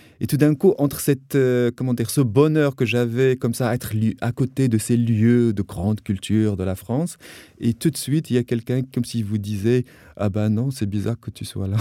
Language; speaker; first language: French; non-native, local second language; Arabic